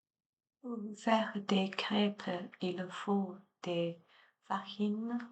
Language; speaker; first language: French; non-native, learner; Chinese